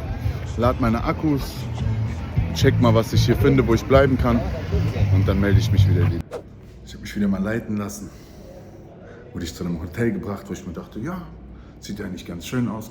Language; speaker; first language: German; native; German